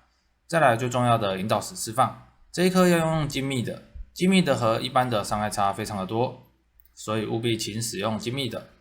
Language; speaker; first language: Chinese; native; Chinese